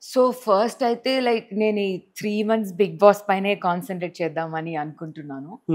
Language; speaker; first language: Telugu; early bilingual, heritage; Telugu